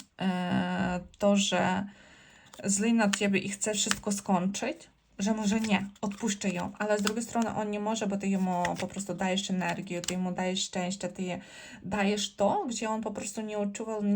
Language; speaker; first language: Polish; non-native, learner; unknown